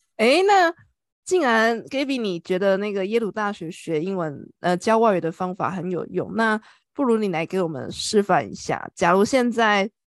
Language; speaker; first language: Chinese; native; Chinese